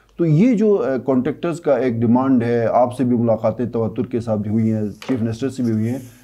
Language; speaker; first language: Urdu; non-native, local second language; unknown